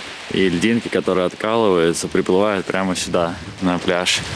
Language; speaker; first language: Russian; native; Russian